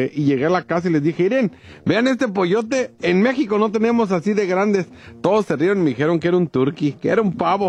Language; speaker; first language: Spanish; native; Spanish